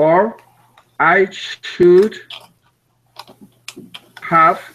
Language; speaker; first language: English; non-native, learner; Spanish